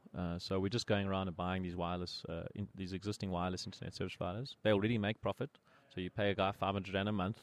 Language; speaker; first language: English; native; English